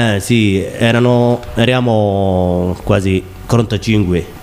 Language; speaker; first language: Italian; non-native, learner; Somali